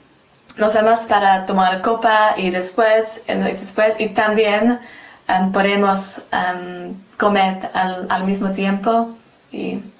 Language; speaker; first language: Spanish; non-native, learner; English